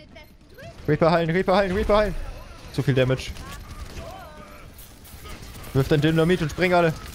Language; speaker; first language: German; native; German